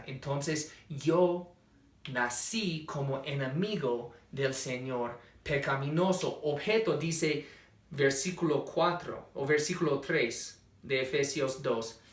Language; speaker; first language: Spanish; non-native, fluent; English